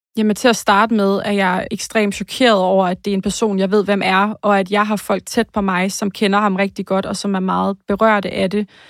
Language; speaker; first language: Danish; native; Danish